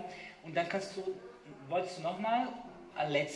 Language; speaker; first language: German; non-native, fluent; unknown